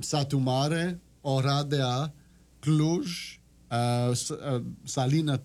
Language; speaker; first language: Romanian; non-native, learner; French